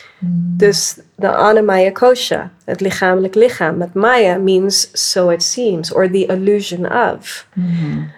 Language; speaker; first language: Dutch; early bilingual, other home language; English